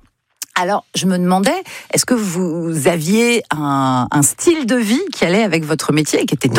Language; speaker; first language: French; native; French